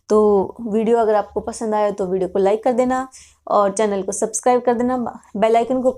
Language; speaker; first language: Hindi; native; Hindi